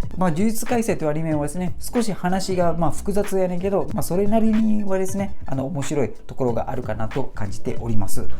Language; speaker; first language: Japanese; non-native, fluent; Malay